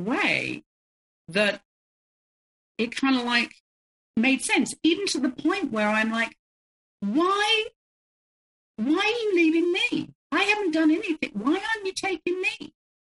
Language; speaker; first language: English; native; English